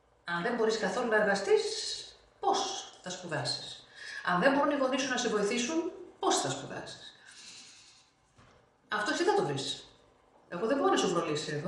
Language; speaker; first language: Greek; native; Greek